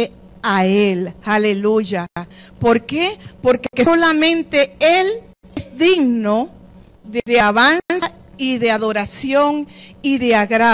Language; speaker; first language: Spanish; native; Spanish